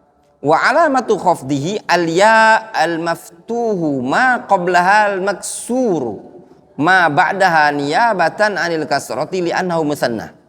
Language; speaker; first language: Arabic; non-native, fluent; Indonesian